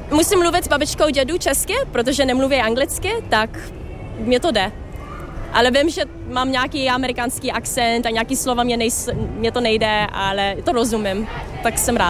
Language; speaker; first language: Czech; early bilingual, heritage; Czech